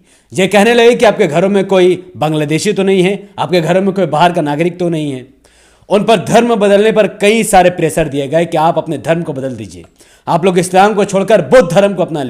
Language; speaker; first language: Hindi; native; Hindi